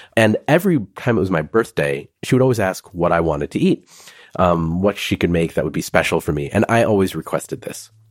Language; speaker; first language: English; early bilingual, other home language; Hindi